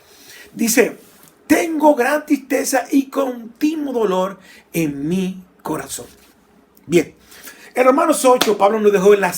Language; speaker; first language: Spanish; native; Spanish